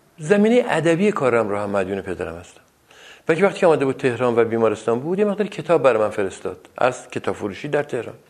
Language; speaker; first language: Persian; non-native, local second language; Azerbaijani